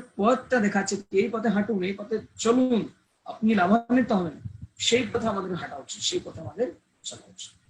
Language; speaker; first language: Bangla; non-native, local second language; Hindi